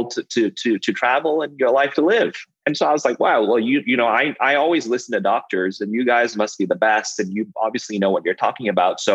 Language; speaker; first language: English; non-native, local second language; Cantonese